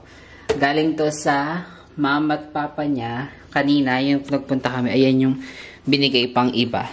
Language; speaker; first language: Filipino; native; Filipino